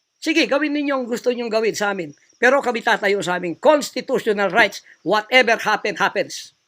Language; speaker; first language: Filipino; non-native, local second language; Cebuano